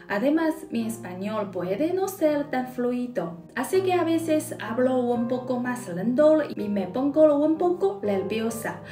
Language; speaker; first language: Spanish; non-native, fluent; Chinese